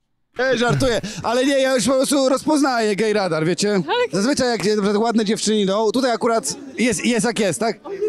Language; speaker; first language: Polish; native; Polish